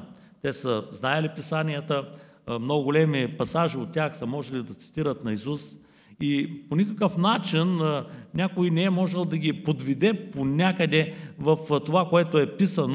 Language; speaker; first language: Bulgarian; native; Bulgarian